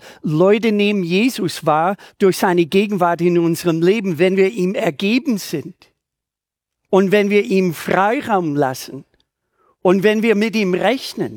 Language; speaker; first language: German; native; German